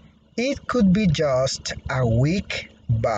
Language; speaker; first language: English; non-native, fluent; Spanish